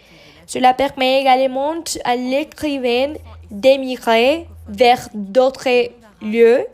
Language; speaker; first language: French; non-native, learner; Spanish